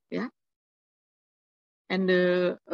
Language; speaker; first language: English; non-native, learner; Indonesian